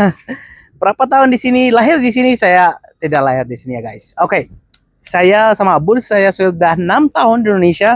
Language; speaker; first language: Indonesian; non-native, fluent; Arabic